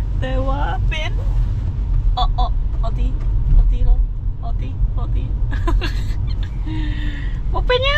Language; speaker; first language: Korean; non-native, learner; Lao